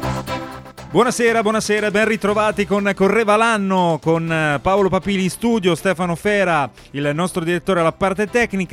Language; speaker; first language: Italian; native; Italian